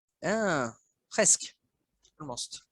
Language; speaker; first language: English; non-native, learner; French